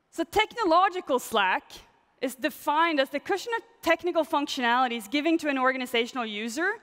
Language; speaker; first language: English; non-native, fluent; Swedish